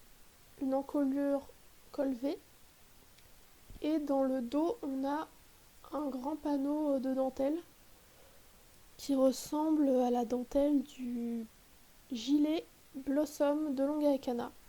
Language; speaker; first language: French; native; French